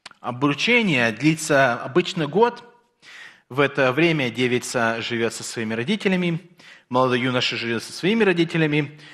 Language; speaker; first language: Russian; early bilingual, heritage; Russian